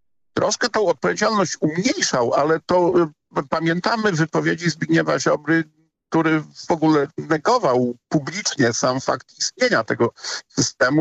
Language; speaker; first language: Polish; native; Polish